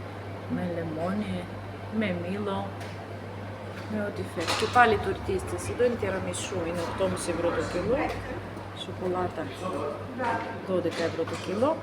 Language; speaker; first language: Greek; non-native, fluent; Russian